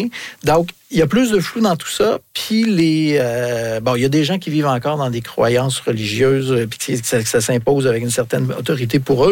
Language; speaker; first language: French; native; French